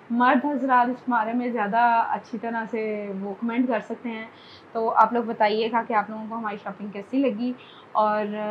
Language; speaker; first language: Urdu; native; Urdu